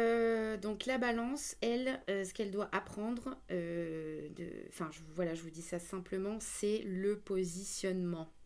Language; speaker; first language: French; native; French